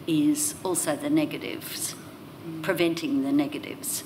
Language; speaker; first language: English; native; English